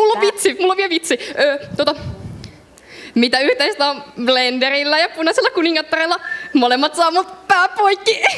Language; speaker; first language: Finnish; native; Finnish